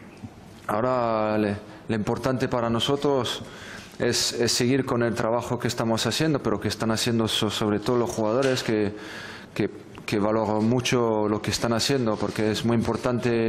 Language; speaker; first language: Spanish; non-native, fluent; French